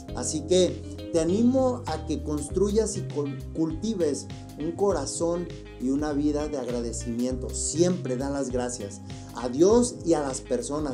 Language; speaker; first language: Spanish; native; Spanish